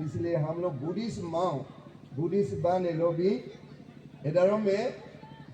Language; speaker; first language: Hindi; non-native, fluent; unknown